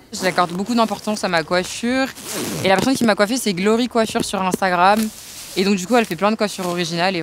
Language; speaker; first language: French; native; French